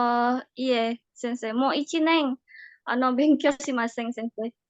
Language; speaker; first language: Japanese; non-native, learner; Indonesian